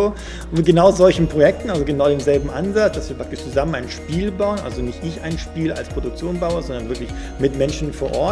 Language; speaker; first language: German; native; German